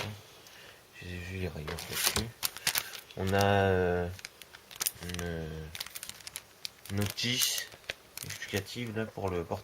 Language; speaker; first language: French; native; French